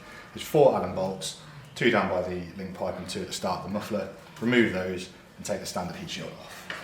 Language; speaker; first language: English; native; English